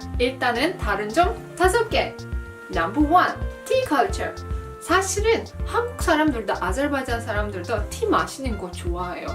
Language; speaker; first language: Korean; non-native, fluent; Azerbaijani